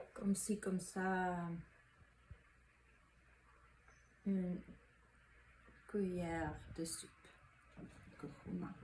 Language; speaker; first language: French; non-native, learner; Spanish